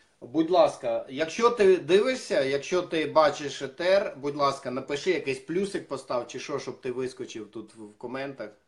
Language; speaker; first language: Ukrainian; non-native, local second language; Russian